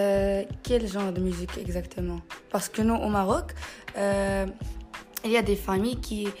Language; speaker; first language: French; non-native, learner; Tachelhit